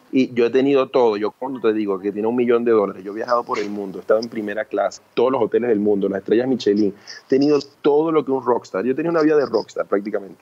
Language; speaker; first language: Spanish; early bilingual, other home language; Chinese